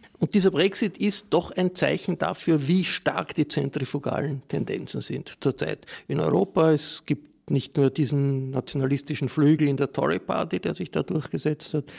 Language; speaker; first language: German; native; German